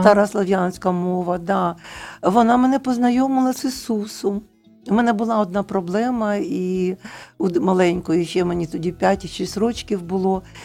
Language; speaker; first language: Ukrainian; non-native, local second language; Russian